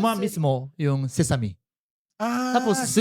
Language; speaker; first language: Filipino; non-native, learner; Japanese